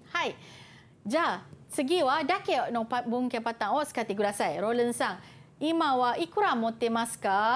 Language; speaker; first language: Japanese; non-native, fluent; Malay